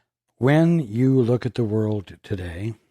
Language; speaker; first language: English; native; English